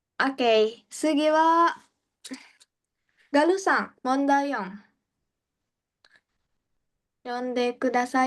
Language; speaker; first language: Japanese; non-native, fluent; Indonesian